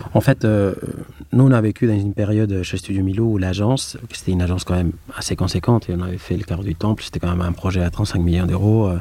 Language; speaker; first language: French; non-native, fluent; Spanish